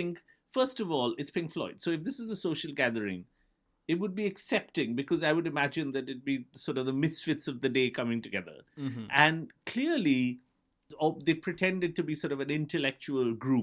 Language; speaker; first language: English; non-native, local second language; Bangla